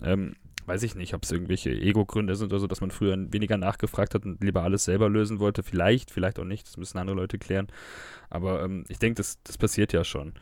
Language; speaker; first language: German; native; German